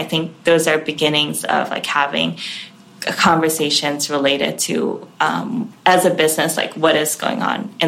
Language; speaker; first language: English; non-native, local second language; Cantonese